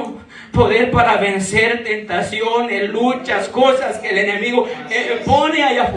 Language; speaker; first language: Spanish; native; Spanish